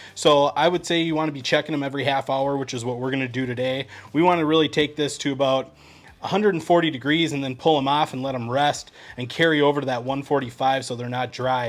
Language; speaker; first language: English; native; English